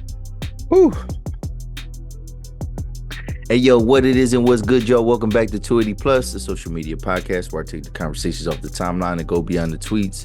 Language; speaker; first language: English; native; English